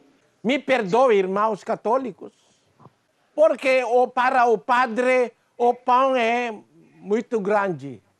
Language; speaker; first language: Portuguese; non-native, learner; Filipino